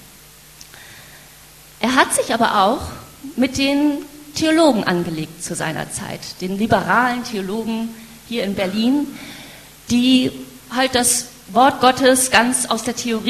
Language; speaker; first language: German; native; German